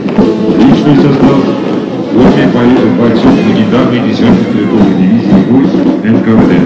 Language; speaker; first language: Russian; native; Russian